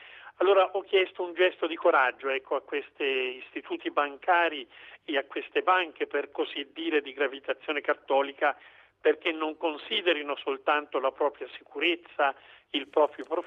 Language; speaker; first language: Italian; native; Italian